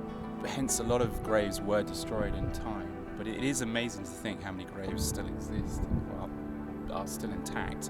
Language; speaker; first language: English; native; English